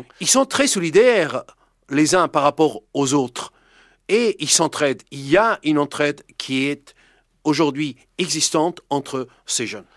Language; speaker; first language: French; non-native, fluent; Persian